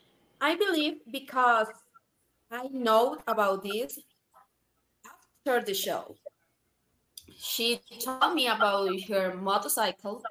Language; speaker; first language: English; non-native, learner; Spanish